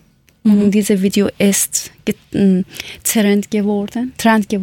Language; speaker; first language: German; non-native, learner; Persian